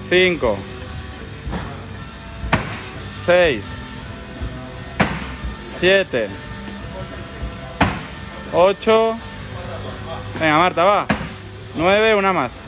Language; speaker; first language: Spanish; non-native, local second language; Catalan